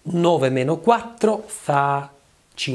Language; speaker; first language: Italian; non-native, fluent; Russian